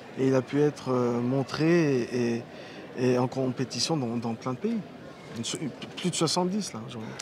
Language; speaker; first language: French; early bilingual, other home language; Riffian